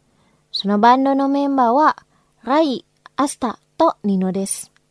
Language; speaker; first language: Japanese; non-native, fluent; Indonesian